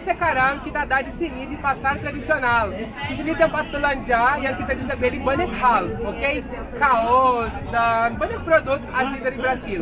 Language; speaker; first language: Indonesian; non-native, fluent; Portuguese